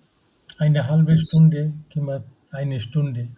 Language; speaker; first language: German; non-native, fluent; Bangla